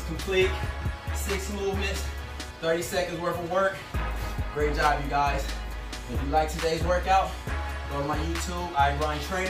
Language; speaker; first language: English; native; English